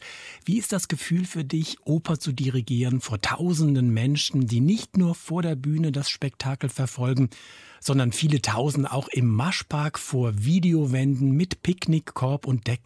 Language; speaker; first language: German; native; German